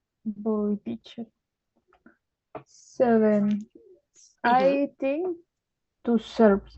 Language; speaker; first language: English; non-native, learner; Spanish